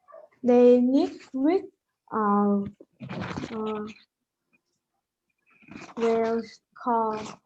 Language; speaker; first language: English; non-native, learner; Vietnamese